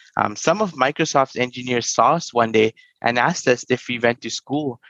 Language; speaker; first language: English; non-native, local second language; Hindi